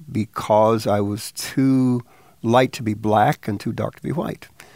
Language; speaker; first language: English; early bilingual, other home language; Spanish